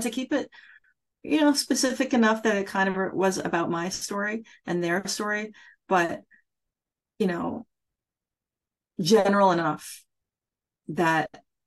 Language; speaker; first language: English; native; English